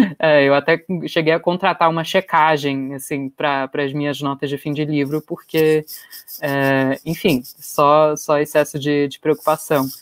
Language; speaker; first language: Portuguese; non-native, fluent; English